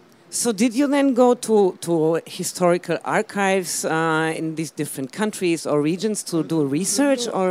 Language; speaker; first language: English; non-native, fluent; German